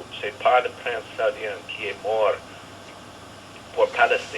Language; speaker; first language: French; non-native, fluent; English